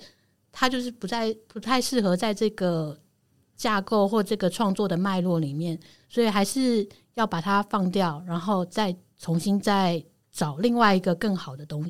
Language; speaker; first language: Chinese; native; Chinese